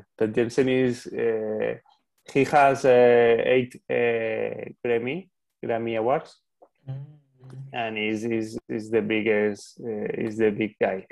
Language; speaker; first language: English; non-native, learner; Spanish